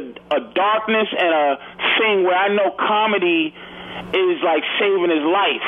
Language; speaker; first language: English; native; English